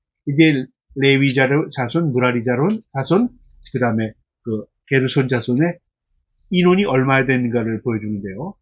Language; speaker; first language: Korean; native; Korean